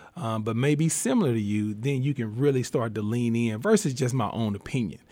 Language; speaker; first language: English; native; English